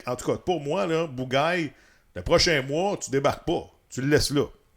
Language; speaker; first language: French; native; French